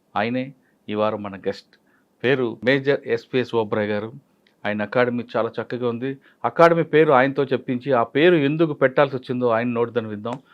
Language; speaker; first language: Telugu; native; Telugu